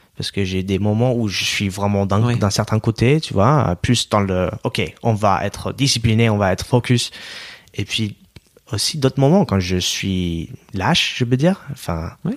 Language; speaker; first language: French; non-native, fluent; English